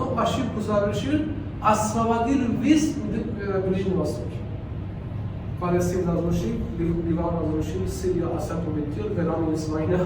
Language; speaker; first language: Russian; non-native, learner; Persian